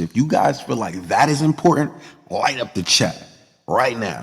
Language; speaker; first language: English; native; English